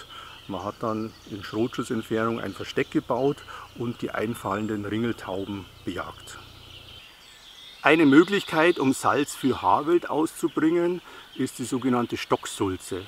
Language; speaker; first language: German; native; German